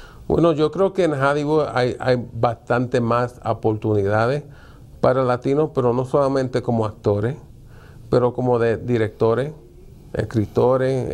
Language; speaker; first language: Spanish; early bilingual, heritage; Spanish